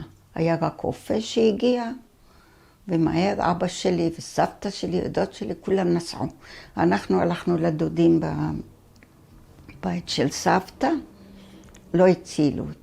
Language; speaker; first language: Hebrew; early bilingual, other home language; Arabic